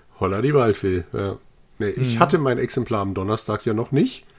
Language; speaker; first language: German; native; German